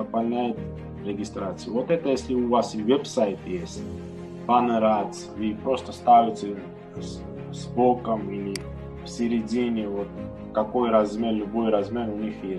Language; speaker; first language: Russian; non-native, learner; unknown